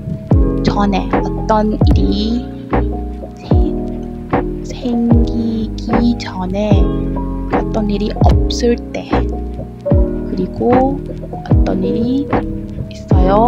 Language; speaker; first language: Korean; non-native, learner; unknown